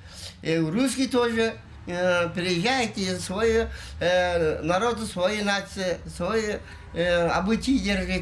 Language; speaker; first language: Russian; non-native, local second language; Kyrgyz